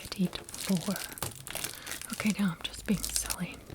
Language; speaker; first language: English; native; English